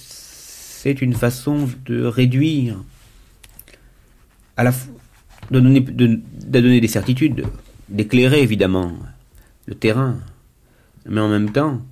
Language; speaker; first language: French; native; French